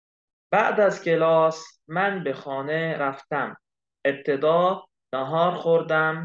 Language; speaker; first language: Persian; non-native, fluent; Arabic